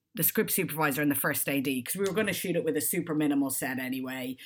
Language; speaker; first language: English; native; English